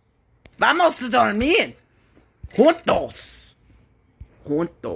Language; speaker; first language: Spanish; non-native, learner; English